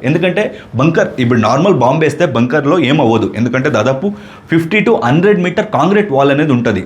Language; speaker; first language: Telugu; non-native, local second language; Kannada